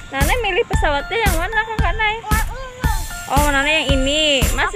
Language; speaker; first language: Indonesian; native; Indonesian